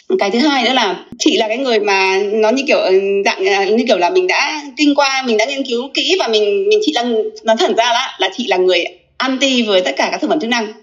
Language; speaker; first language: Vietnamese; native; Vietnamese